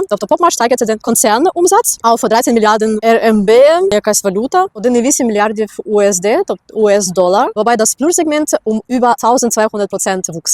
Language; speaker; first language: Ukrainian; native; Ukrainian